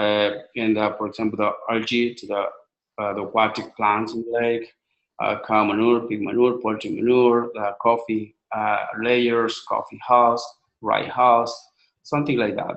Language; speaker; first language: English; non-native, learner; Spanish